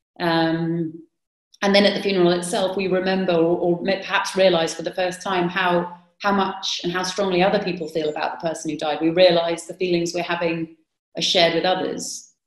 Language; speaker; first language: English; native; English